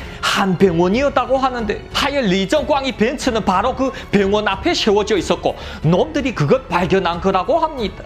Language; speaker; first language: Korean; native; Korean